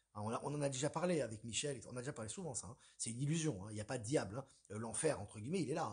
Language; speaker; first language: French; native; French